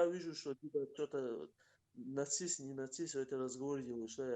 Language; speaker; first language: Russian; non-native, local second language; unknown